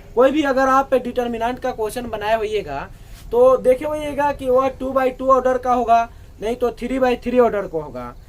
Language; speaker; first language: Hindi; native; Hindi